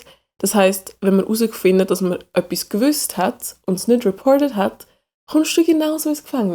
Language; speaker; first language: German; early bilingual, other home language; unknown